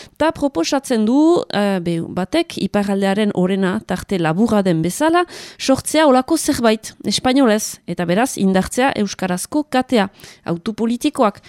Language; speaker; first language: Basque; native; Basque